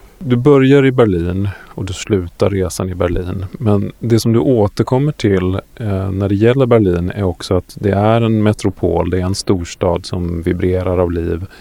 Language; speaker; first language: Swedish; native; Swedish